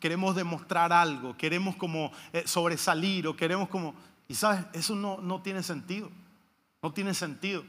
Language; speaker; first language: Spanish; native; Spanish